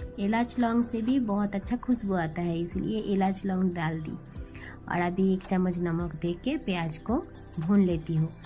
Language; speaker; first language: Hindi; non-native, local second language; Bangla